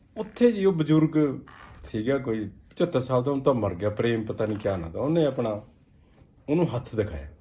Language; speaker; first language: Punjabi; native; Punjabi